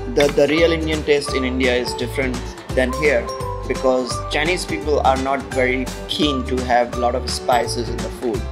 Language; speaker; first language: English; non-native, local second language; Hindi